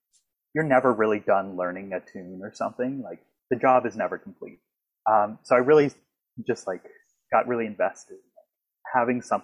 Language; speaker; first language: English; native; English